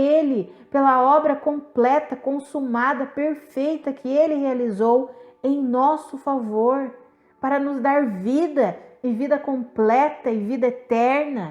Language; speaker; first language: Portuguese; native; Portuguese